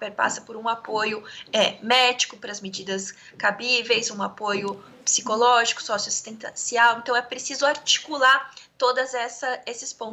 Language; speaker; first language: Portuguese; native; Portuguese